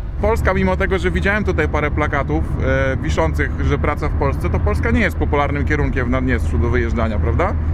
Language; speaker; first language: Polish; native; Polish